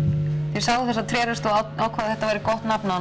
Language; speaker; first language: Icelandic; native; Icelandic